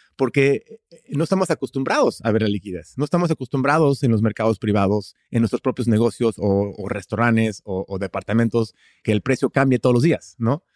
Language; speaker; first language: Spanish; early bilingual, heritage; Spanish